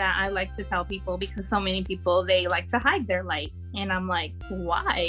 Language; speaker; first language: English; native; English